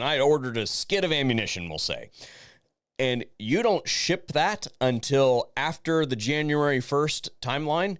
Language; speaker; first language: English; native; English